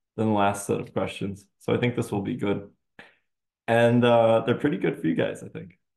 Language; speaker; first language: English; native; English